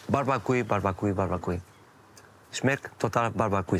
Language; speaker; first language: German; non-native, learner; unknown